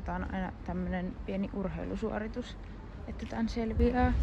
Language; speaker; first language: Finnish; native; Finnish